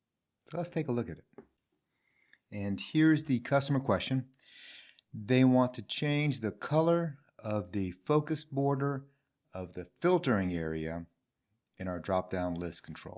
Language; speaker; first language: English; native; English